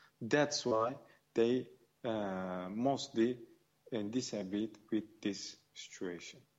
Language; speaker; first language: English; non-native, fluent; Kurdish